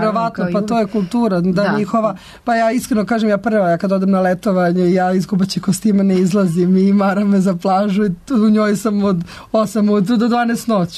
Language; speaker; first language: Serbian; native; Serbian